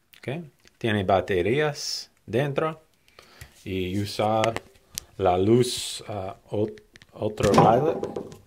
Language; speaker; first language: Spanish; non-native, learner; English